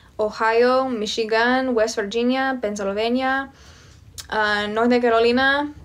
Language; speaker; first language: Spanish; non-native, fluent; English